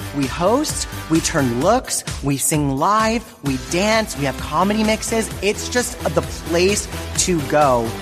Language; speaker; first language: English; native; English